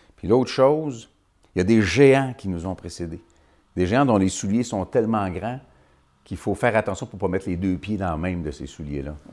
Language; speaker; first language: French; native; French